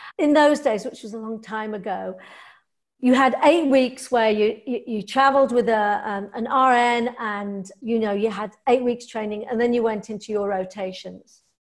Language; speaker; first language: English; native; English